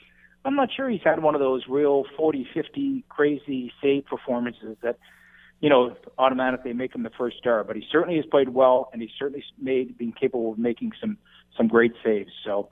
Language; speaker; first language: English; native; English